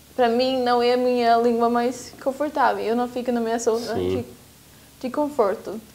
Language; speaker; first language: Portuguese; non-native, fluent; Swedish